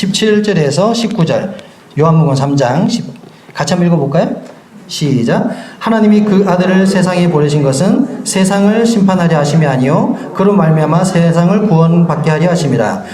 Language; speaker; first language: Korean; native; Korean